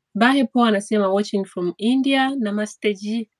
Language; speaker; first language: Swahili; native; Swahili